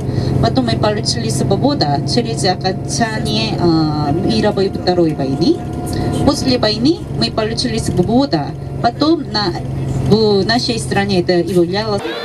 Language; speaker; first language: Russian; non-native, learner; Korean